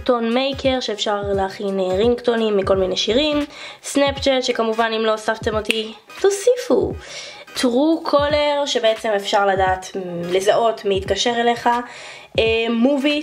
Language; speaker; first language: Hebrew; native; Hebrew